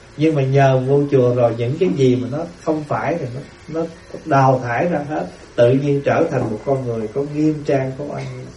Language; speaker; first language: Vietnamese; native; Vietnamese